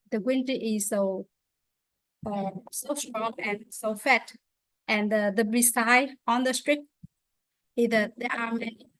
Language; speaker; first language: English; non-native, learner; Vietnamese